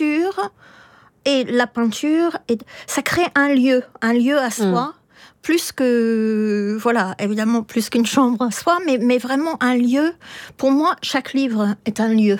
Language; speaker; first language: French; non-native, fluent; English